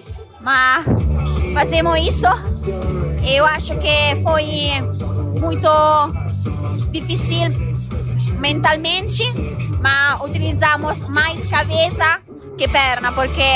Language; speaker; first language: Portuguese; non-native, learner; Italian